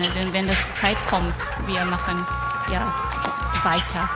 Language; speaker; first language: German; non-native, learner; Japanese